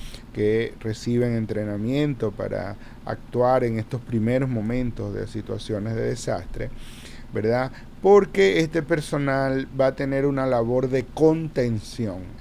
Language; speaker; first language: Spanish; native; Spanish